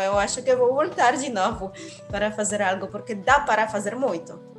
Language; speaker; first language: Portuguese; non-native, fluent; Polish